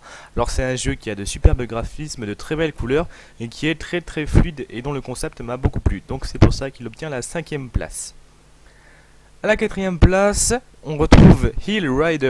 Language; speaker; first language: French; native; French